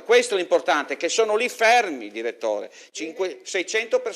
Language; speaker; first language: Italian; native; Italian